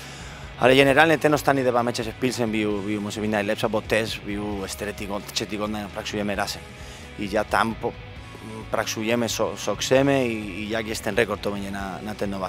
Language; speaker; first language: Polish; non-native, learner; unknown